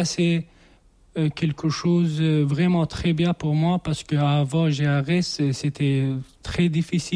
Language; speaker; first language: French; non-native, learner; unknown